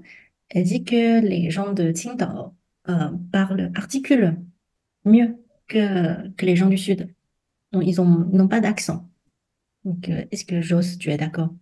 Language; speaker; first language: French; non-native, fluent; Chinese